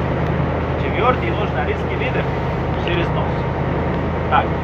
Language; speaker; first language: Russian; non-native, learner; Arabic